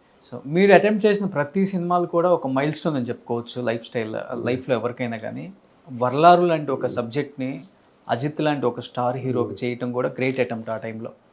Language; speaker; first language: Telugu; native; Telugu